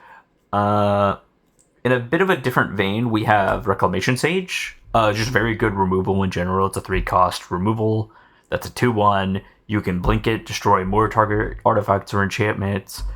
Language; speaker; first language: English; native; English